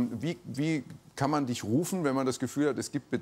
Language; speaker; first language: German; native; German